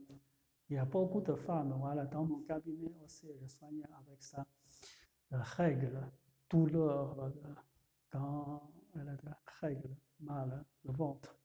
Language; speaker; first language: French; non-native, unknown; Chinese